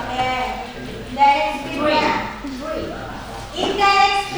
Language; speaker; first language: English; non-native, learner; Indonesian